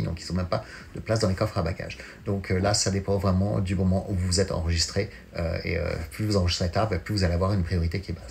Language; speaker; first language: French; native; French